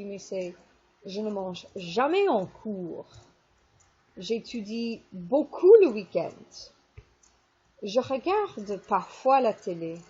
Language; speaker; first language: French; non-native, fluent; English